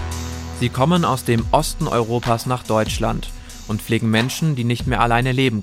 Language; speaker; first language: German; native; German